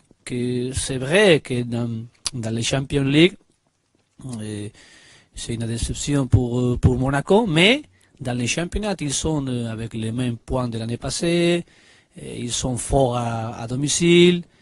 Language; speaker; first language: French; non-native, learner; Spanish